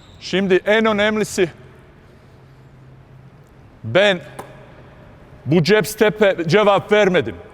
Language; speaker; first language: Turkish; non-native, fluent; Bosnian